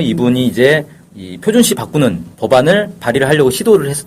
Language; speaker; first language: Korean; native; Korean